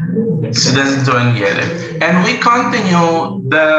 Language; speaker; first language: English; non-native, learner; Indonesian